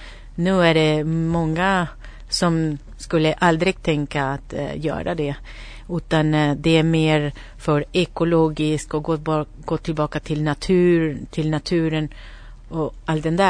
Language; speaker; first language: Swedish; non-native, fluent; Spanish